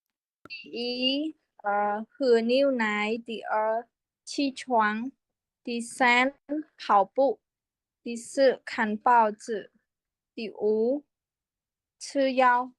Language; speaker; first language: Chinese; non-native, learner; Khmer